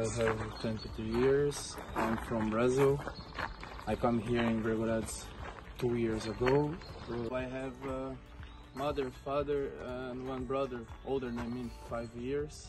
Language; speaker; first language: English; non-native, learner; Portuguese